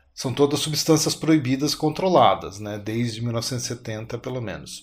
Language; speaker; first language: Portuguese; native; Portuguese